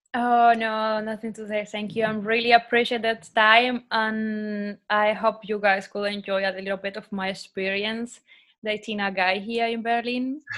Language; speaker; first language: English; non-native, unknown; Spanish